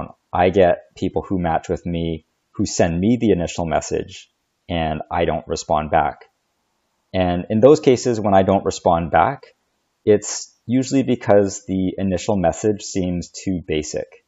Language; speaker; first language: English; native; English